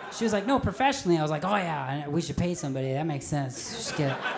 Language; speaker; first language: English; native; English